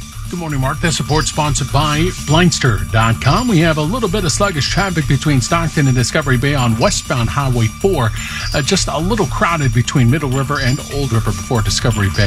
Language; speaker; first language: English; native; English